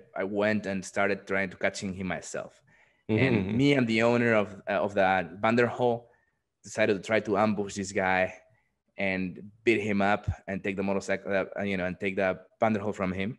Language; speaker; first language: English; non-native, fluent; Spanish